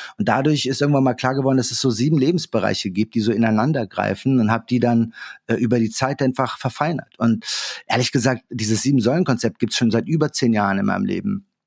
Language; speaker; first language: German; early bilingual, other home language; Arabic